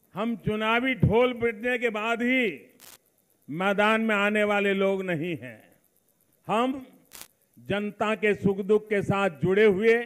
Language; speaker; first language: Hindi; non-native, local second language; Gujarati